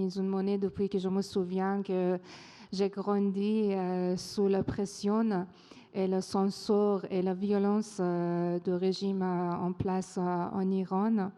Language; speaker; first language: French; non-native, fluent; Persian